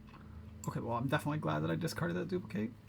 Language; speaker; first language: English; native; English